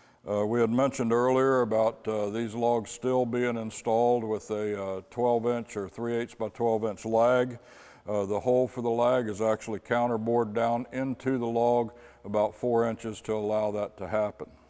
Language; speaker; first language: English; native; English